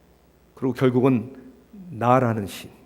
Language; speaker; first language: Korean; native; Korean